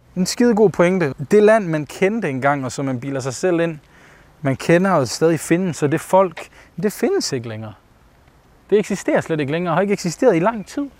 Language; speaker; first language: Danish; early bilingual, other home language; Bosnian